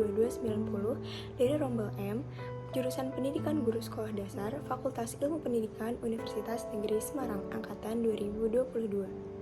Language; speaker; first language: Malay; native; Malay